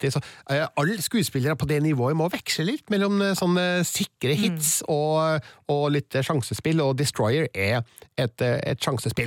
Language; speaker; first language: Norwegian; native; Norwegian